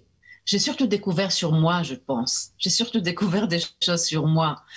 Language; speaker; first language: French; early bilingual, heritage; French